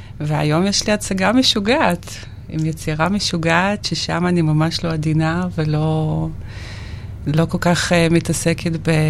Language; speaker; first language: Hebrew; non-native, fluent; Russian